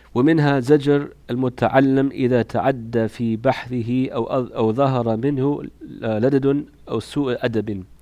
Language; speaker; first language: Arabic; non-native, fluent; English